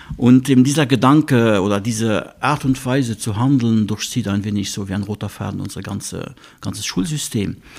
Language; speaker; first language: German; non-native, local second language; Luxembourgish